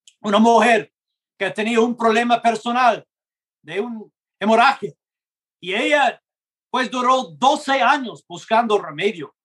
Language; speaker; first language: Spanish; non-native, fluent; English